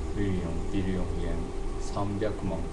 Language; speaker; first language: English; non-native, learner; Japanese